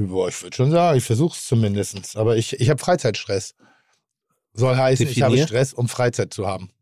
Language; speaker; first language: German; native; German